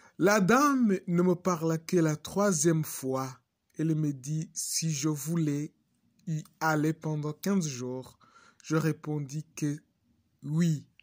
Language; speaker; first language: French; non-native, local second language; Kinyarwanda